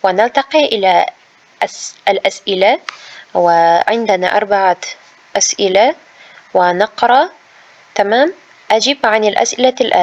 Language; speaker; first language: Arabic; non-native, fluent; Uzbek